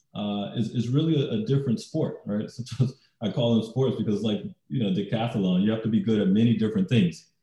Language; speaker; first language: English; native; English